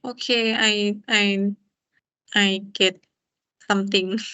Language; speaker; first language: English; non-native, learner; Thai